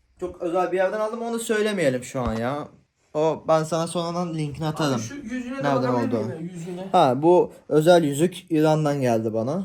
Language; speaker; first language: Turkish; native; Turkish